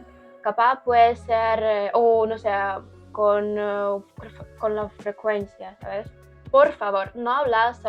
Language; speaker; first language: Spanish; non-native, learner; Ukrainian